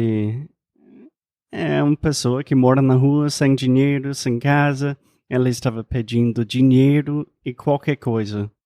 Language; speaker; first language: Portuguese; non-native, fluent; English